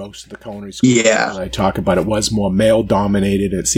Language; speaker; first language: English; native; English